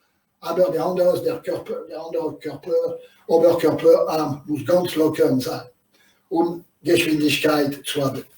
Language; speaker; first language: German; non-native, learner; French